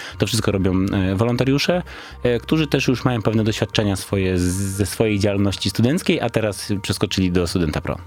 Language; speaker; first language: Polish; native; Polish